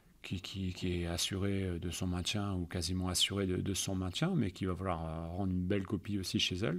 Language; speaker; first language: French; native; French